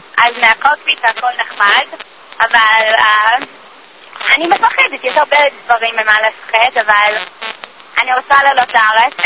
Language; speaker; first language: Hebrew; non-native, learner; English